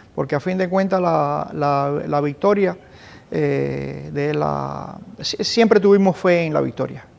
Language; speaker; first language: Spanish; native; Spanish